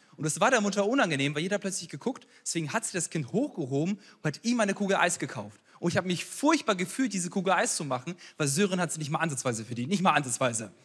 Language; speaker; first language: German; early bilingual, other home language; Ukrainian